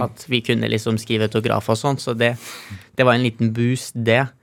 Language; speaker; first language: Norwegian; native; Norwegian